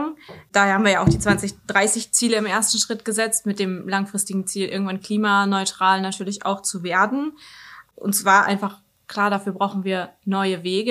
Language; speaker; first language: German; native; German